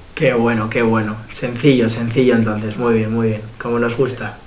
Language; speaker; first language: Spanish; native; Spanish